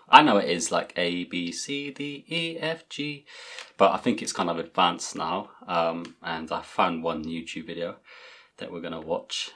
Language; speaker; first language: English; native; English